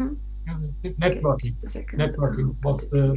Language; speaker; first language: English; non-native, fluent; German